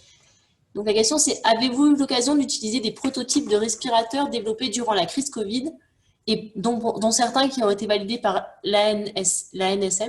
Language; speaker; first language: French; native; French